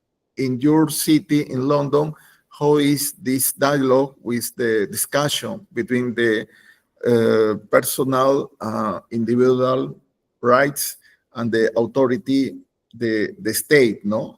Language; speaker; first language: English; non-native, learner; Spanish